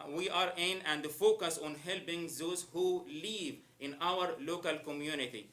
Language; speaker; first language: English; non-native, learner; Arabic